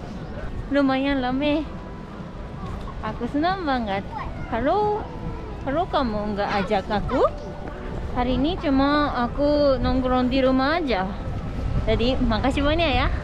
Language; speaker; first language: Indonesian; non-native, fluent; Japanese